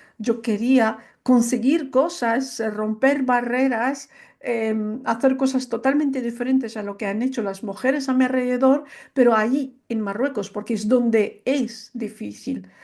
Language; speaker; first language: Spanish; non-native, fluent; Arabic